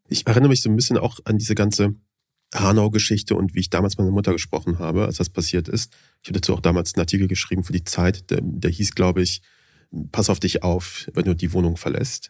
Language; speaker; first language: German; early bilingual, other home language; Persian